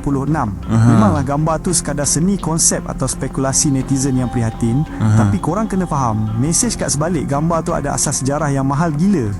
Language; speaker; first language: Malay; native; Malay